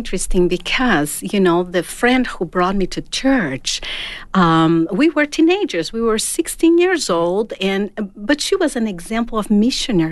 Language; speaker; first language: English; non-native, fluent; Portuguese